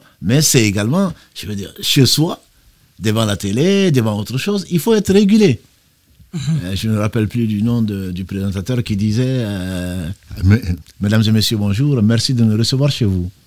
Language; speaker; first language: French; native; French